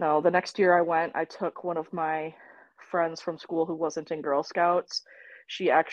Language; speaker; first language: English; native; English